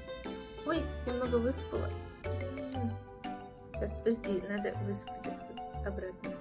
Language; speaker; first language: Russian; native; Russian